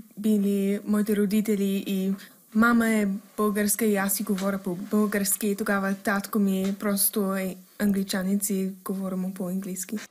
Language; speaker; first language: Bulgarian; early bilingual, heritage; English